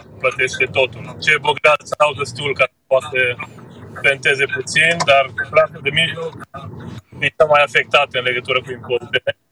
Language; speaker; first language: Romanian; native; Romanian